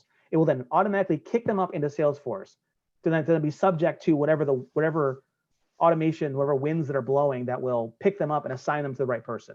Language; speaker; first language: English; native; English